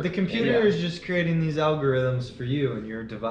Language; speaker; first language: English; native; English